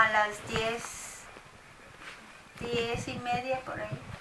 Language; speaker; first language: Spanish; native; Spanish